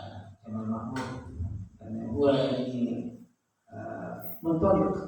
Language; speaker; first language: Arabic; non-native, fluent; Indonesian